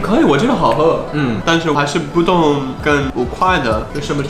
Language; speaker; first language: Chinese; non-native, fluent; English